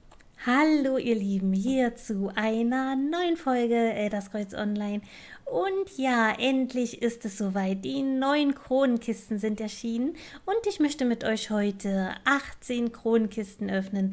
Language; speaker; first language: German; native; German